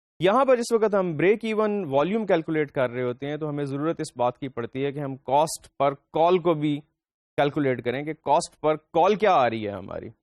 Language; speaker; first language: Urdu; native; Urdu